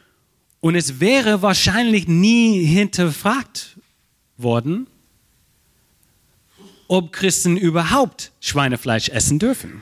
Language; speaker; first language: German; non-native, fluent; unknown